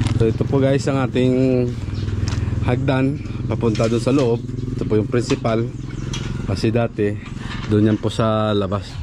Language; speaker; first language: Filipino; non-native, local second language; Hiligaynon